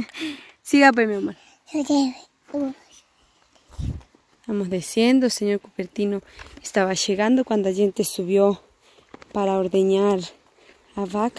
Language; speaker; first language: Spanish; native; Spanish